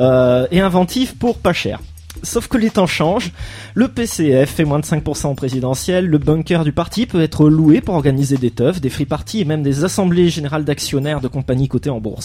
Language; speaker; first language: French; native; French